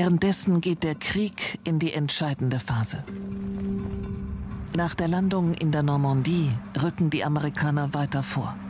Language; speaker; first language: German; native; German